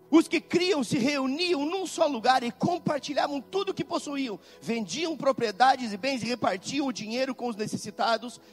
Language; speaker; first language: Portuguese; native; Portuguese